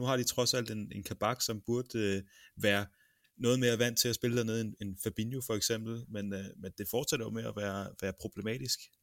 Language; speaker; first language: Danish; native; Danish